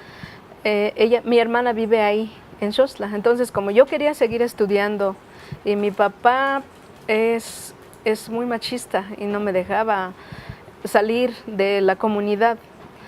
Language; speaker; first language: Spanish; non-native, local second language; Nahuatl languages